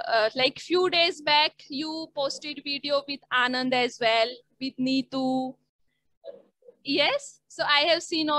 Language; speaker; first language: English; non-native, learner; Hindi